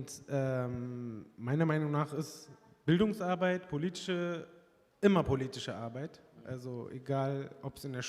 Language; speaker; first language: German; early bilingual, other home language; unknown